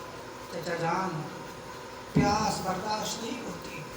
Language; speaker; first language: Urdu; native; Urdu